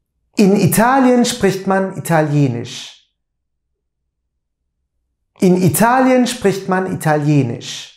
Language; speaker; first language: German; non-native, fluent; Turkish